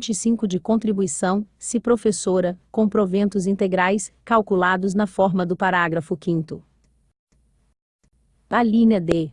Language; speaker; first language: Portuguese; native; Portuguese